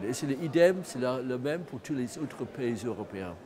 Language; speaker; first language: French; non-native, fluent; English